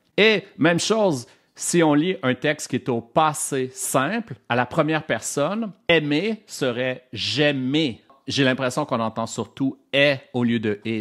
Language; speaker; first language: French; native; French